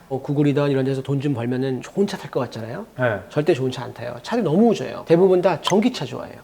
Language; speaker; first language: Korean; native; Korean